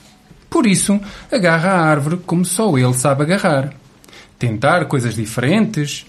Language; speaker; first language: Portuguese; native; Portuguese